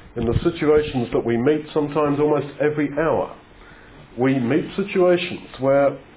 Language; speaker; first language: English; native; English